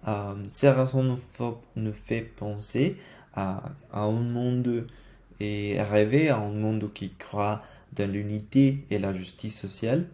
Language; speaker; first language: French; non-native, learner; Spanish